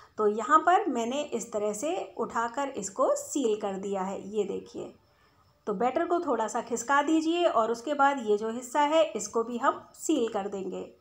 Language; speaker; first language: Hindi; native; Hindi